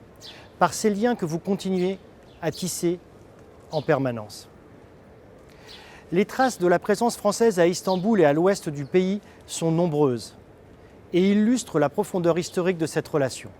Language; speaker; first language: French; native; French